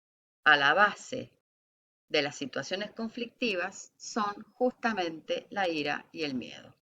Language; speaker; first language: Spanish; native; Spanish